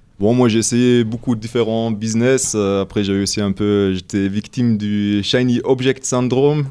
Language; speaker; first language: French; non-native, fluent; German